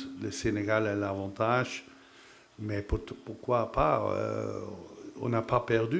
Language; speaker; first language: French; non-native, fluent; Dutch